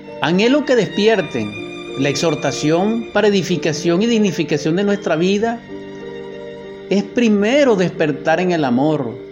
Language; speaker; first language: Spanish; native; Spanish